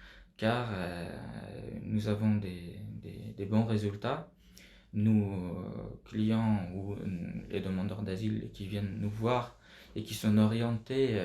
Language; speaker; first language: French; non-native, fluent; Persian